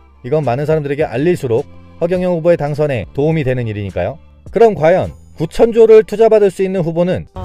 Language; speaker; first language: Korean; native; Korean